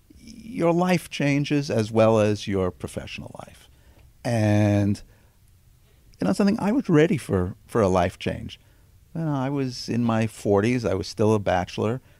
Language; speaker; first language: English; native; English